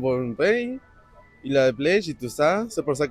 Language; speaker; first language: French; non-native, learner; Spanish